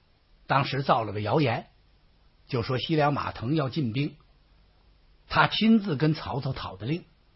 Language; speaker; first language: Chinese; native; Chinese